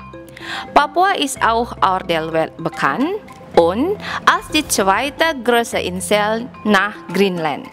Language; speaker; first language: German; non-native, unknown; Indonesian